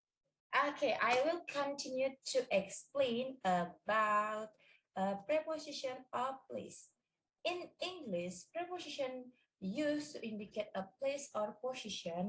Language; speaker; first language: English; non-native, learner; Indonesian